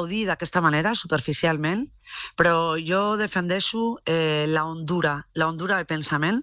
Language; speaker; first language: Catalan; non-native, local second language; Spanish